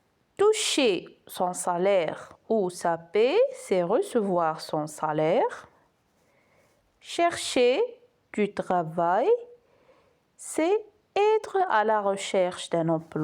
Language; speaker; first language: French; non-native, local second language; Arabic